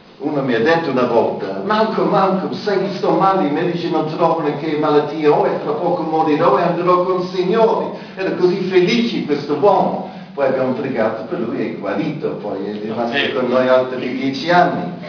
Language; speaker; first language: Italian; non-native, fluent; English